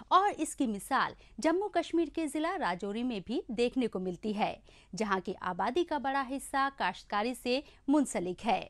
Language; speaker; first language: Hindi; non-native, local second language; Kashmiri